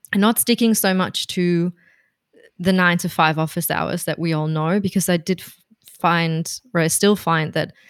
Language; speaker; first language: English; non-native, fluent; German